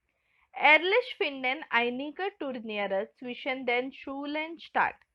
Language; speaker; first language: German; non-native, fluent; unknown